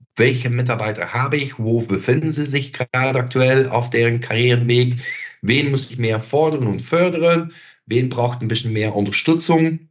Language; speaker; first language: German; non-native, fluent; Dutch